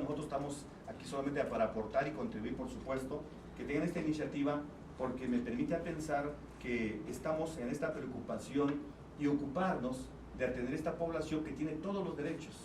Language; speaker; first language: Spanish; non-native, local second language; Tzeltal